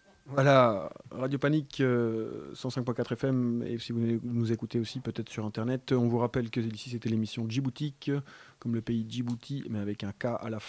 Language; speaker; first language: French; native; French